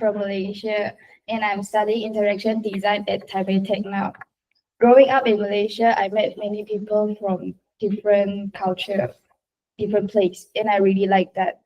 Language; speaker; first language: English; non-native, local second language; Chinese